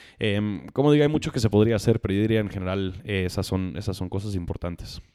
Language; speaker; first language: Spanish; non-native, fluent; English